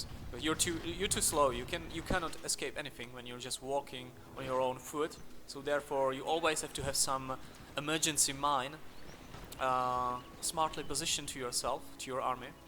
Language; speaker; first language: English; non-native, fluent; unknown